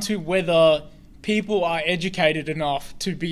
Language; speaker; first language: English; native; English